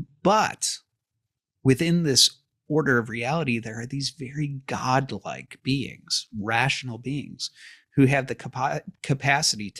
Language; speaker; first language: English; native; English